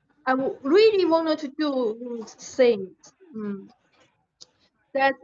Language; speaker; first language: English; non-native, learner; Chinese